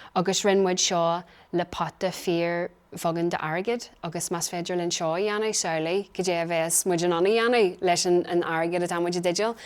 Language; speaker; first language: Irish; non-native, local second language; English